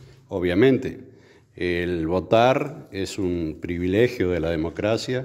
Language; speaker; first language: Spanish; native; Spanish